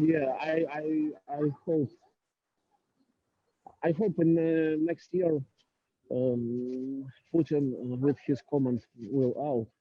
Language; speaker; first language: English; non-native, learner; Russian